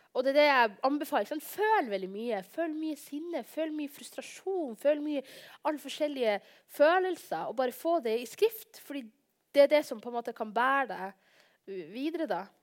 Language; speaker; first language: Norwegian; early bilingual, other home language; Somali